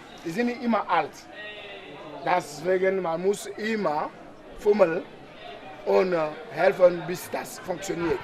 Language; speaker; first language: German; non-native, learner; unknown